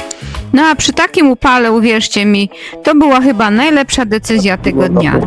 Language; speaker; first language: Polish; native; Polish